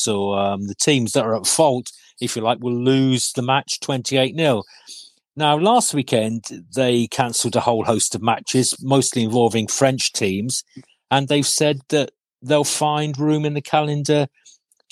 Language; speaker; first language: English; non-native, local second language; Welsh